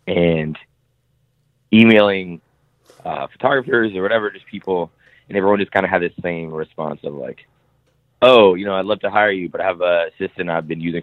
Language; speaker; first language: English; native; English